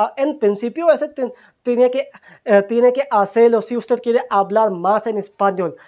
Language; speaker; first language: Spanish; non-native, fluent; Hindi